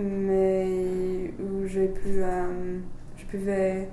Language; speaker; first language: French; non-native, fluent; English